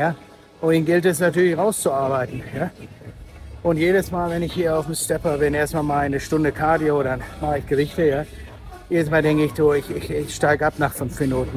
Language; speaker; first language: German; native; German